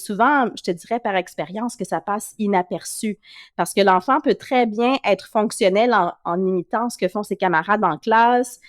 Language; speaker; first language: French; native; French